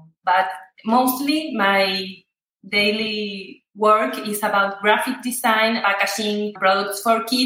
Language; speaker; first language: English; non-native, fluent; Spanish